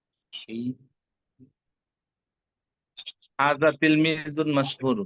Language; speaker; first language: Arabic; non-native, learner; Bangla